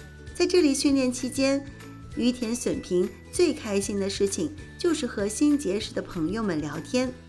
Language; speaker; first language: Chinese; native; Chinese